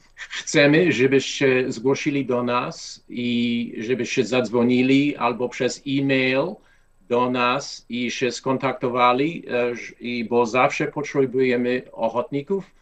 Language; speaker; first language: Polish; early bilingual, heritage; Polish